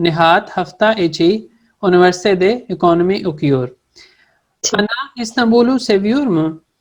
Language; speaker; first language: Turkish; non-native, fluent; Urdu